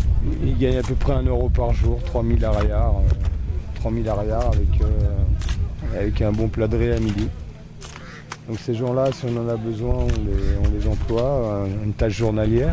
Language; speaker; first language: French; native; French